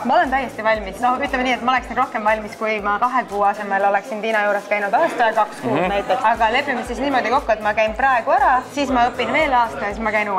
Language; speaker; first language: Estonian; native; Estonian